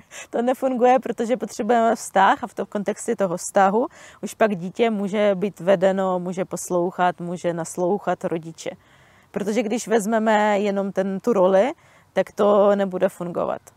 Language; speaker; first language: Czech; non-native, fluent; Russian